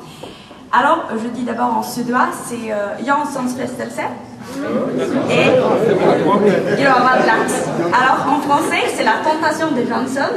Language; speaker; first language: French; non-native, fluent; Swedish